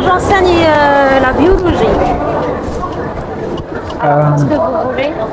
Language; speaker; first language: French; non-native, local second language; Arabic